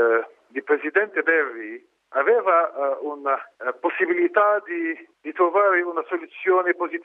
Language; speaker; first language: Italian; non-native, learner; Arabic